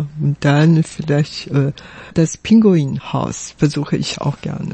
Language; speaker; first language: German; non-native, fluent; Chinese